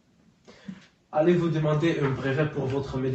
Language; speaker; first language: French; non-native, learner; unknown